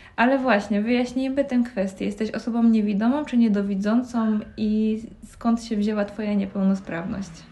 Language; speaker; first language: Polish; native; Polish